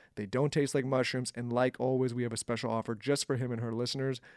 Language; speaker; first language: English; native; English